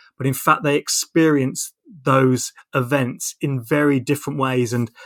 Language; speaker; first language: English; native; English